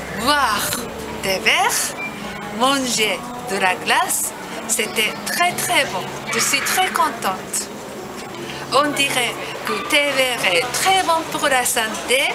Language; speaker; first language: French; non-native, learner; Japanese